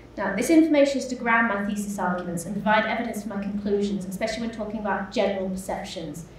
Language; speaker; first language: English; native; English